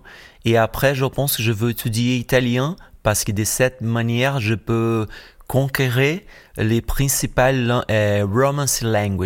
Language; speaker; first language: French; non-native, fluent; Portuguese